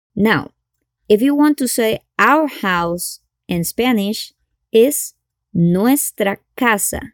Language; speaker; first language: English; non-native, fluent; Spanish